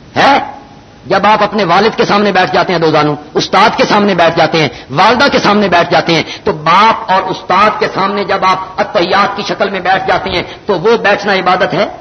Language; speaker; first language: Urdu; non-native, local second language; Punjabi